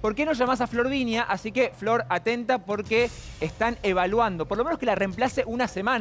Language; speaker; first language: Spanish; native; Spanish